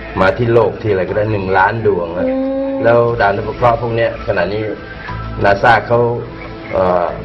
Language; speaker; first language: Thai; native; Thai